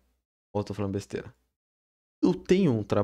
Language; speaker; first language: Portuguese; native; Portuguese